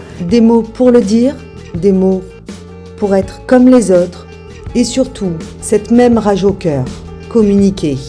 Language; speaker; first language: French; native; French